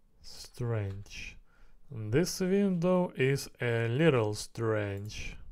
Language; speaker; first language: English; non-native, learner; Russian